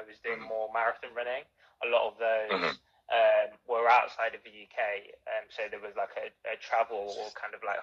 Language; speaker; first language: English; native; English